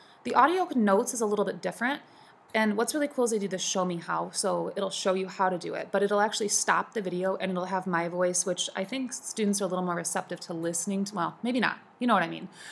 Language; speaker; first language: English; native; English